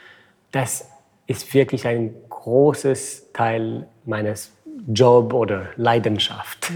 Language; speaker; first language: German; non-native, fluent; French